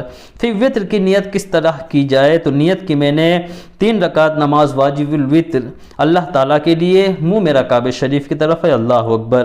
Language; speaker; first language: Urdu; native; Urdu